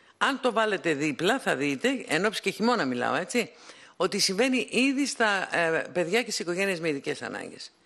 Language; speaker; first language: Greek; native; Greek